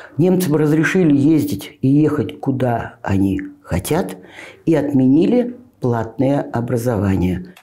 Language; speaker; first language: Russian; native; Russian